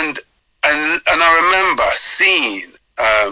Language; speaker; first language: English; native; English